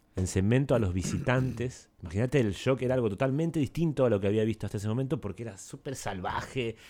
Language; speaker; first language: Spanish; native; Spanish